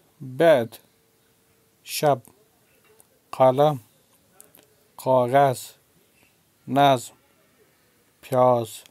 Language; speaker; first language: Persian; non-native, fluent; Urdu